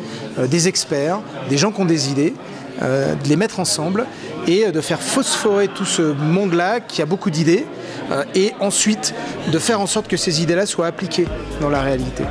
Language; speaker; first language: French; native; French